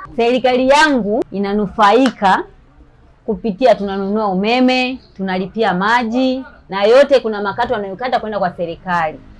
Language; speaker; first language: Swahili; native; Swahili